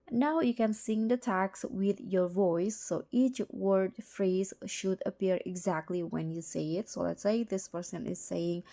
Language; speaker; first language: English; non-native, fluent; Indonesian